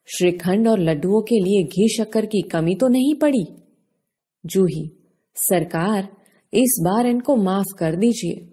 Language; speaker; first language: Hindi; non-native, local second language; Gujarati